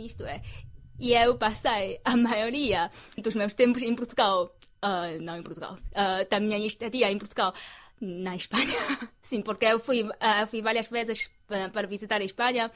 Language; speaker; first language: Portuguese; non-native, fluent; Chinese